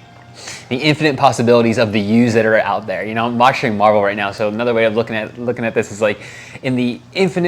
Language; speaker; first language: English; native; English